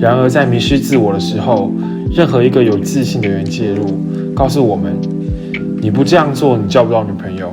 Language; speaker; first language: Chinese; native; Chinese